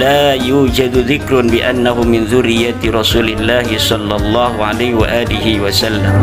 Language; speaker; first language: Arabic; non-native, fluent; Indonesian